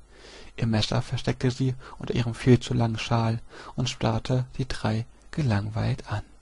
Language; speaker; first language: German; native; German